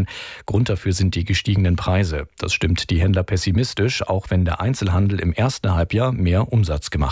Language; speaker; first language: German; native; German